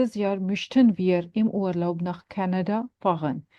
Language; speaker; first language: German; non-native, fluent; Urdu